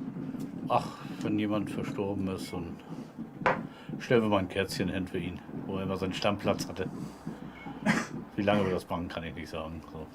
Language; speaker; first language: German; native; German